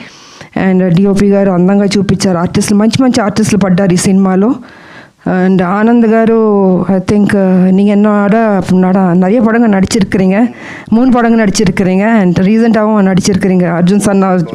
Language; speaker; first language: Telugu; native; Telugu